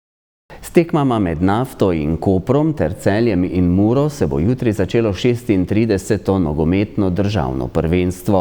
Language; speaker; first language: Slovenian; native; Slovenian